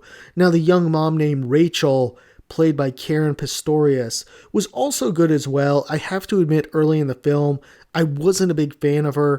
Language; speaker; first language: English; native; English